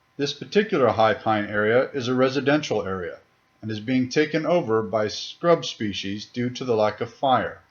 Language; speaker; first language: English; native; English